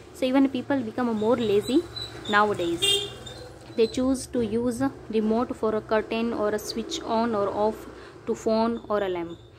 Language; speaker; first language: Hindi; non-native, local second language; Gujarati